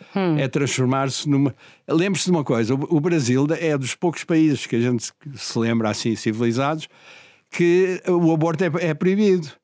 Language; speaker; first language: Portuguese; native; Portuguese